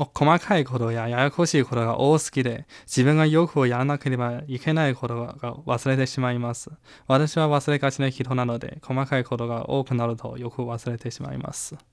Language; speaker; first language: Japanese; non-native, learner; Chinese